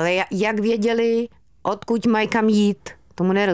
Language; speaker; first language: Czech; native; Czech